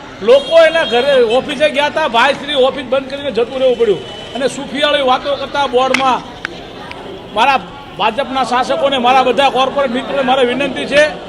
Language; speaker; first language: Gujarati; native; Gujarati